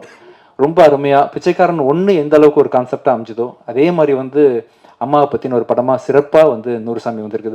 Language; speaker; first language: Tamil; native; Tamil